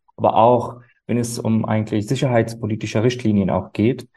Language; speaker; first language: German; non-native, fluent; Arabic